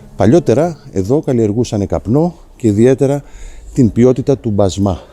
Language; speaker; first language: Greek; native; Greek